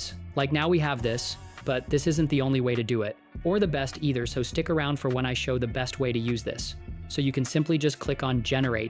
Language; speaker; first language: English; native; English